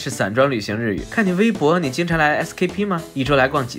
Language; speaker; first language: Chinese; native; Chinese